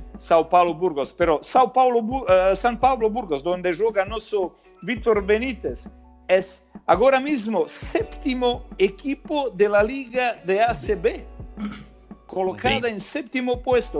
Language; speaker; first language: Spanish; non-native, fluent; Croatian